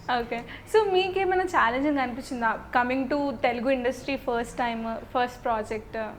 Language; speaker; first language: Telugu; native; Telugu